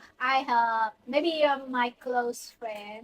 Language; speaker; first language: English; non-native, learner; Vietnamese